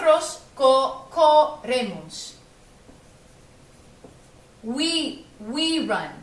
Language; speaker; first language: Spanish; non-native, fluent; English